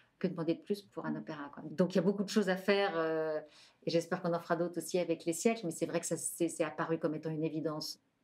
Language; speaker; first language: French; native; French